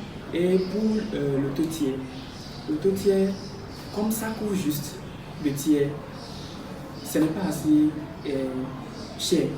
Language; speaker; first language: French; non-native, fluent; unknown